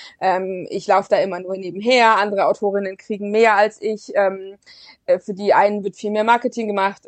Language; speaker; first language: German; native; German